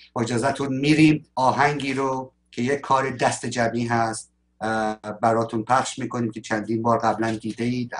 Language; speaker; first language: Persian; native; Persian